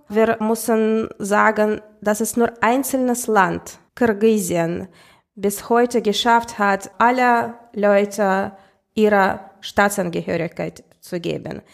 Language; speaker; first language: German; non-native, fluent; Russian